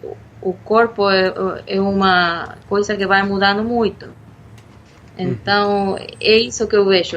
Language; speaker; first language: Portuguese; non-native, fluent; Spanish